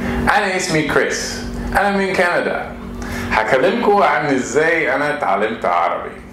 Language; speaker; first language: Arabic; non-native, fluent; English